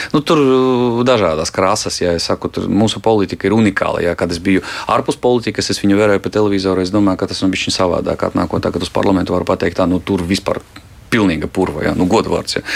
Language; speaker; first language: Latvian; non-native, local second language; Russian